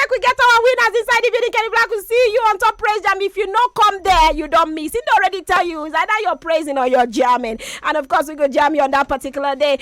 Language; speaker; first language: Nigerian Pidgin; native; Nigerian Pidgin